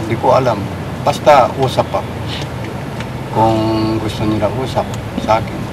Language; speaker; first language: Filipino; non-native, learner; Japanese